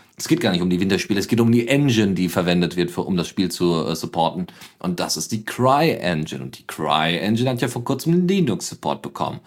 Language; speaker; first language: German; native; German